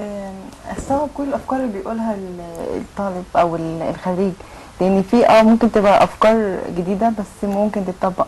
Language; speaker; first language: Arabic; native; Arabic